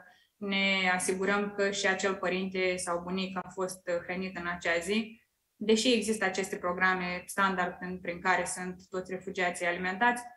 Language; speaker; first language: Romanian; native; Romanian